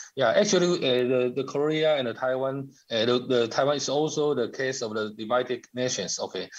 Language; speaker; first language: English; non-native, learner; Chinese